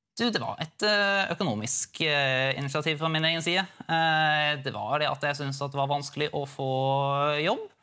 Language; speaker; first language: Norwegian; native; Norwegian